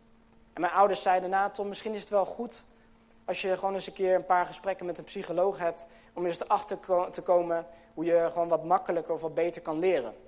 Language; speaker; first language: Dutch; native; Dutch